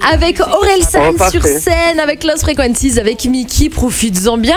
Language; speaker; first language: French; native; French